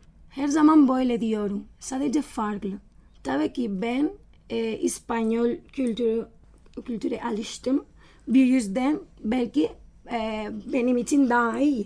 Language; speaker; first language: Turkish; non-native, learner; Spanish